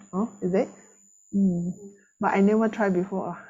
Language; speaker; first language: English; non-native, local second language; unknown